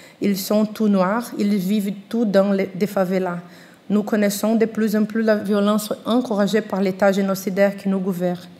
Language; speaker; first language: French; non-native, fluent; Portuguese